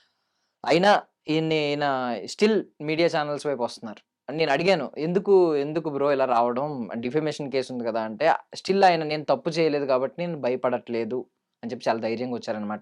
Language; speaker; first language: Telugu; native; Telugu